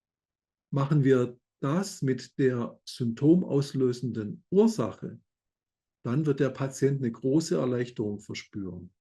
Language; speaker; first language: German; native; German